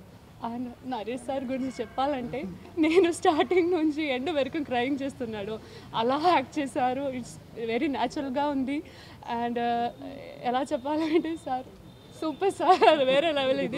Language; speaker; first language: Telugu; non-native, learner; Malayalam